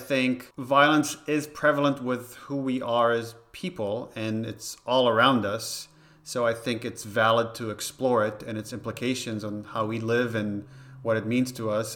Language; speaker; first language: English; non-native, fluent; Hebrew